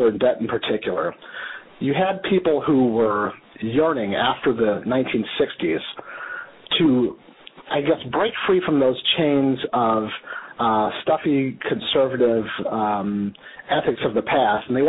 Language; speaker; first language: English; native; English